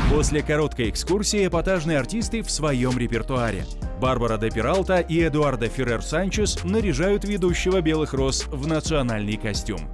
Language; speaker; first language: Russian; native; Russian